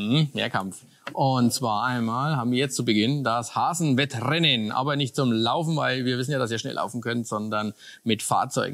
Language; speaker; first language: German; native; German